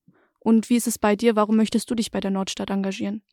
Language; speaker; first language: German; native; German